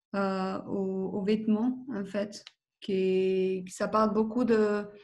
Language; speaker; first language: French; non-native, fluent; Spanish